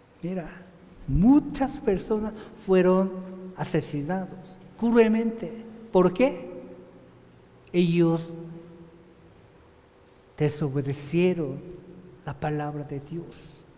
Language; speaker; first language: Spanish; non-native, fluent; Korean